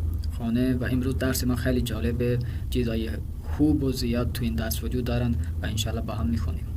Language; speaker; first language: Persian; non-native, fluent; Urdu